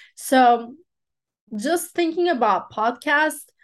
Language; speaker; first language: English; non-native, fluent; Turkish